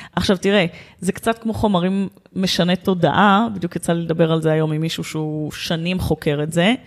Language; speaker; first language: Hebrew; native; Hebrew